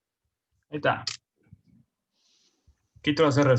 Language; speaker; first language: Spanish; native; Spanish